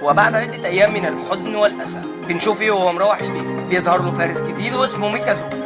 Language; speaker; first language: Arabic; native; Arabic